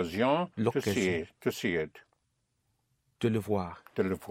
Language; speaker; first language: French; non-native, learner; English